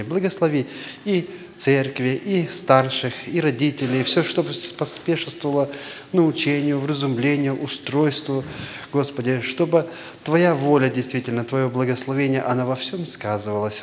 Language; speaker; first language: Russian; native; Russian